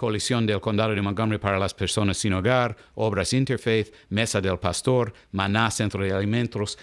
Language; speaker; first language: Spanish; non-native, learner; English